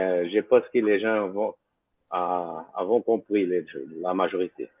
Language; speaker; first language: French; non-native, fluent; Portuguese